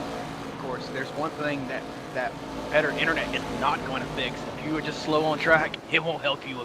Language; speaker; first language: English; native; English